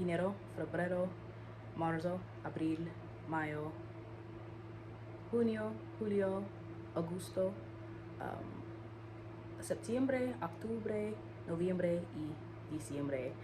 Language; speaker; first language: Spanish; non-native, learner; English